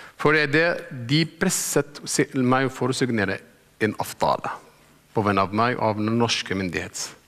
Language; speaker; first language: Norwegian; non-native, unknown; Arabic